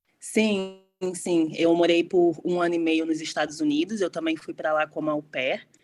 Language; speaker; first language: Portuguese; native; Portuguese